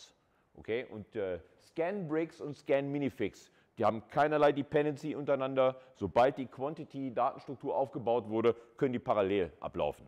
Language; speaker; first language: German; native; German